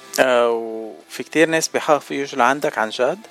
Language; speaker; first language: Arabic; native; Arabic